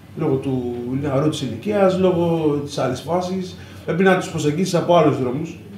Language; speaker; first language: Greek; early bilingual, other home language; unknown